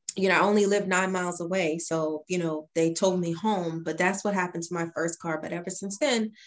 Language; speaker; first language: English; native; English